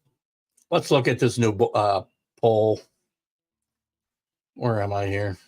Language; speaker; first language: English; native; English